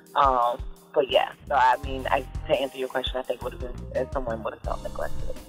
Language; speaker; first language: English; native; English